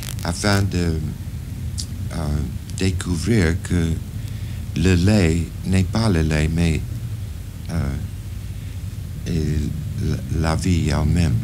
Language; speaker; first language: French; non-native, fluent; English